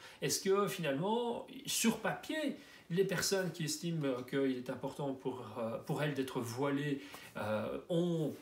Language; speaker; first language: French; native; French